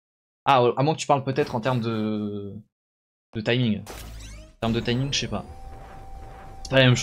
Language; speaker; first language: French; native; French